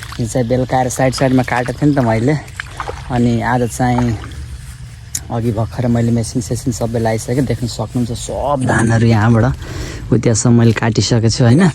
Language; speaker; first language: Nepali; non-native, local second language; Dangaura Tharu